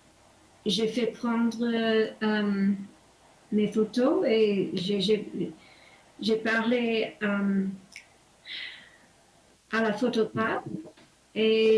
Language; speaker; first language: French; non-native, learner; English